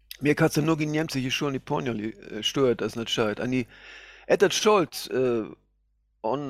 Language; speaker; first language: Russian; non-native, fluent; German